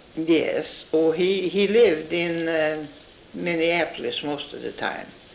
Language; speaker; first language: English; non-native, fluent; Swedish